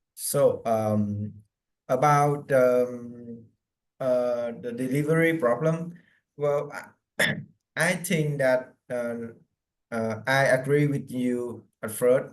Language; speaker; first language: English; non-native, learner; Vietnamese